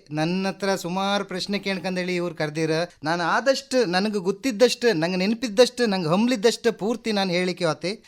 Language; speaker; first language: Kannada; native; Kannada